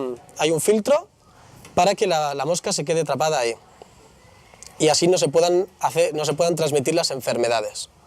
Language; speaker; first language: Spanish; native; Spanish